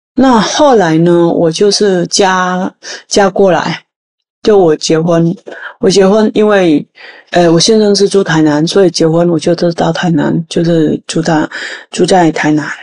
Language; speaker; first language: Chinese; non-native, fluent; Vietnamese